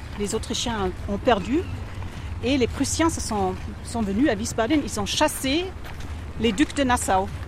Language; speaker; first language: French; non-native, fluent; German